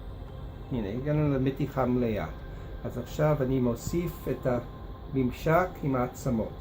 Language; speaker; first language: Hebrew; non-native, fluent; English